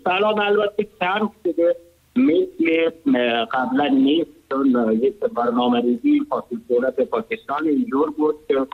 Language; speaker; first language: Persian; non-native, learner; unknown